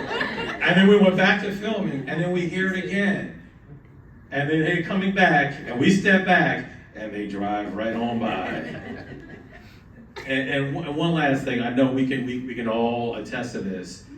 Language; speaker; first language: English; native; English